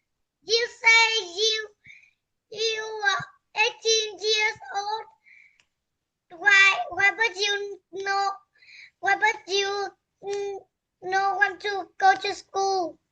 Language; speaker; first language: English; non-native, learner; Vietnamese